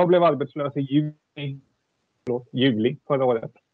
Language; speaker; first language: Swedish; native; Swedish